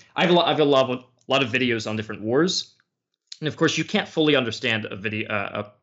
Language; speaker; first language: English; native; English